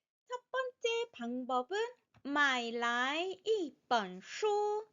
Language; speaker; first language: Chinese; non-native, fluent; Korean